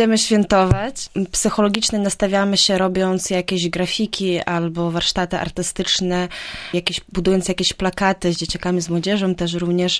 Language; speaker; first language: Polish; non-native, fluent; Ukrainian